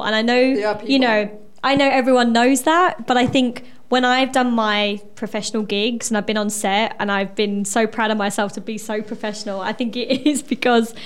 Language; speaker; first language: English; native; English